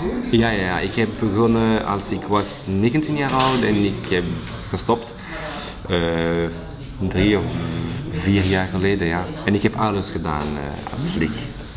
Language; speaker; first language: Dutch; non-native, local second language; French